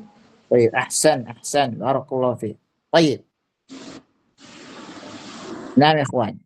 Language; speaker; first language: Arabic; non-native, fluent; Indonesian